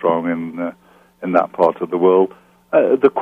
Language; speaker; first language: English; native; English